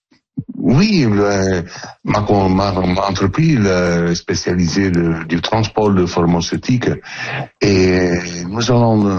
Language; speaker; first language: French; non-native, learner; Italian